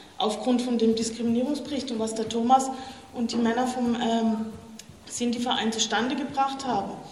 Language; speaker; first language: German; native; German